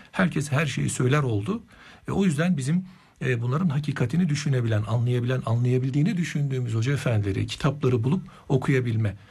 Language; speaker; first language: Turkish; native; Turkish